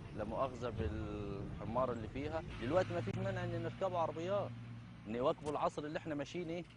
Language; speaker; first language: Egyptian Arabic; non-native, local second language; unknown